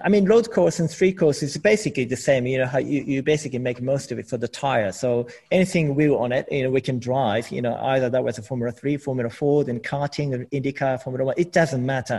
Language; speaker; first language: English; non-native, fluent; Japanese